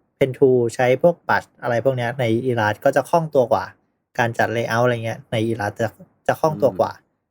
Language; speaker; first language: Thai; native; Thai